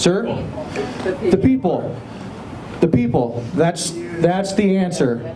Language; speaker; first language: English; native; English